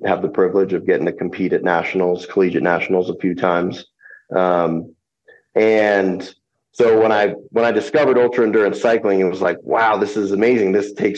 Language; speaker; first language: English; native; English